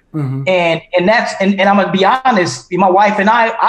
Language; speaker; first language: English; native; English